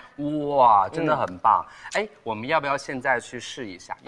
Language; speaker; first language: Chinese; native; Chinese